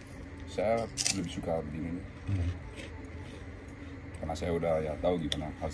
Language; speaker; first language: Indonesian; early bilingual, heritage; Dutch